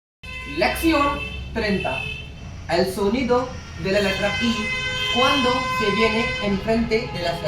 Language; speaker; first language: Spanish; non-native, learner; Hindi